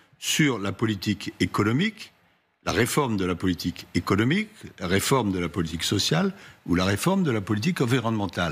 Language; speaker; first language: French; native; French